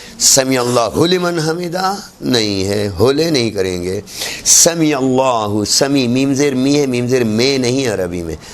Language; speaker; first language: Urdu; native; Urdu